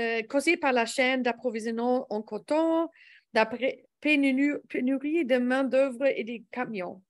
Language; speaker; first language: French; non-native, learner; English